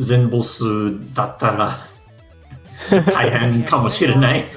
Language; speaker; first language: Japanese; non-native, learner; English